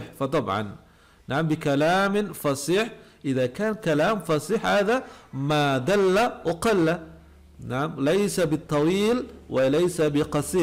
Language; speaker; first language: Arabic; non-native, fluent; Indonesian